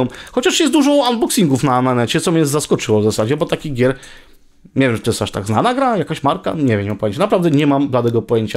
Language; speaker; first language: Polish; native; Polish